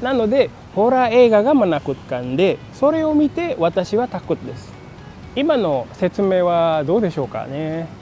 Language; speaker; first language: Japanese; non-native, fluent; Indonesian